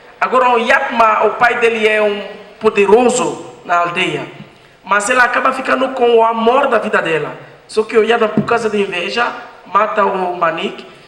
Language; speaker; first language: Portuguese; non-native, fluent; French